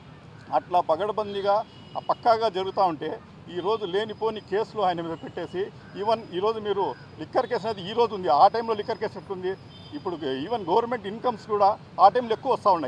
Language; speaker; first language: Telugu; native; Telugu